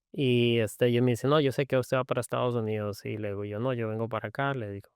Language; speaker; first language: Spanish; native; Spanish